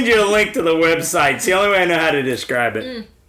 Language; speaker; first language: English; native; English